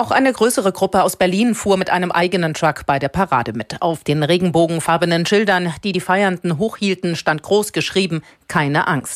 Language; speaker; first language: German; native; German